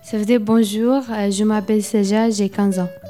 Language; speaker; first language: French; non-native, learner; Arabic